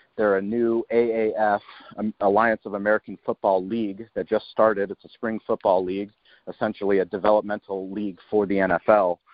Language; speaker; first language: English; native; English